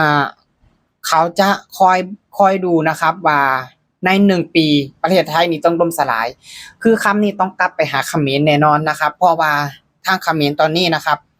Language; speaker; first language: Thai; non-native, local second language; Lao